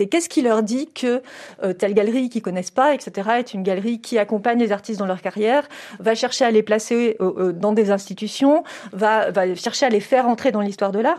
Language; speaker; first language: French; native; French